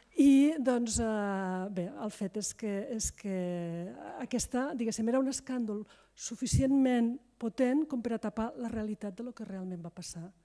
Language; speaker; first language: Catalan; native; Catalan